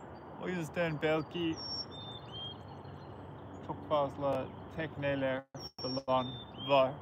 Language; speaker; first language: Turkish; non-native, learner; English